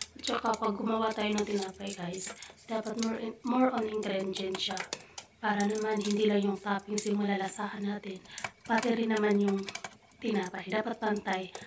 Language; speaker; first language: Filipino; non-native, local second language; Cebuano